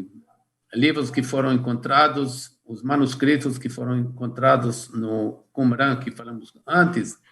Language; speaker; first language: Portuguese; non-native, fluent; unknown